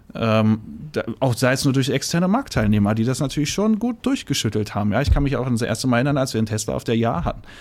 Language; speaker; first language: German; native; German